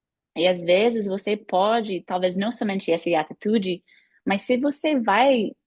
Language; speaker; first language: Portuguese; non-native, fluent; English